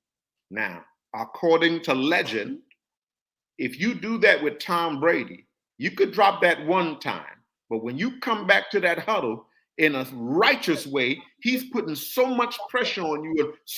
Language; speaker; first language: English; native; English